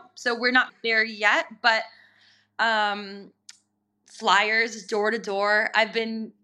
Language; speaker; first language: English; native; English